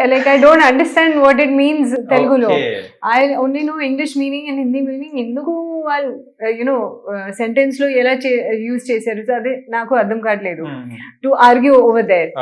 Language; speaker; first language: Telugu; non-native, local second language; Hindi